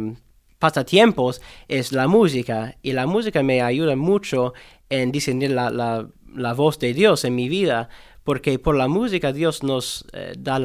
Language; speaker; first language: Spanish; non-native, learner; English